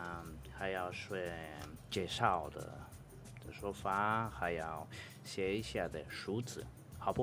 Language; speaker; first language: Chinese; non-native, fluent; Spanish